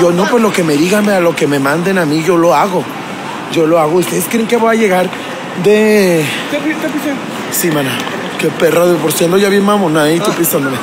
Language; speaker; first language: Spanish; native; Spanish